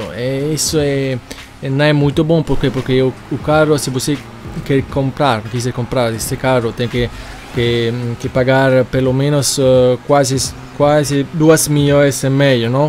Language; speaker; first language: Portuguese; non-native, learner; Italian